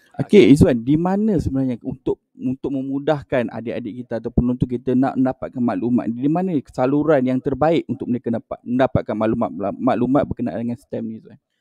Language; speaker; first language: Malay; native; Malay